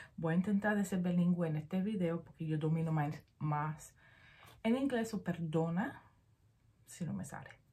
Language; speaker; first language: Spanish; early bilingual, heritage; Spanish